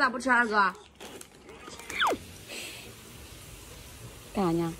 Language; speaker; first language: Chinese; native; Chinese